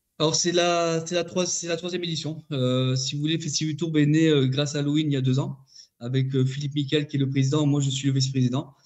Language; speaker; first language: French; native; French